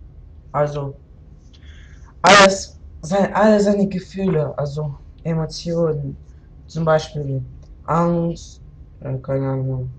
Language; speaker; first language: German; non-native, local second language; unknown